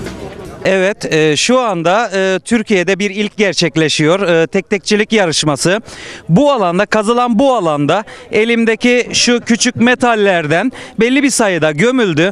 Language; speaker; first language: Turkish; native; Turkish